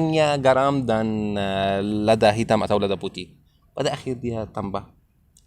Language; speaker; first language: Indonesian; non-native, learner; Arabic